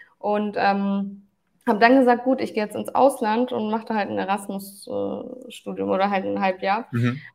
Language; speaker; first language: German; early bilingual, other home language; Turkish